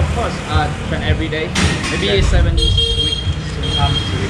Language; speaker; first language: English; non-native, learner; Vietnamese